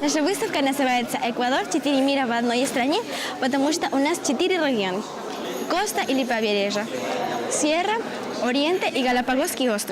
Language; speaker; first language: Russian; non-native, fluent; Spanish